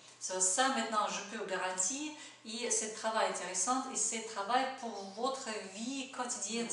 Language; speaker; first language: French; non-native, fluent; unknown